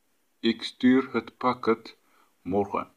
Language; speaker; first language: Dutch; non-native, fluent; Tigrinya